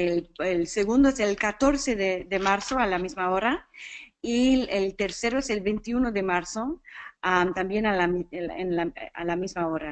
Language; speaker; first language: Spanish; non-native, fluent; English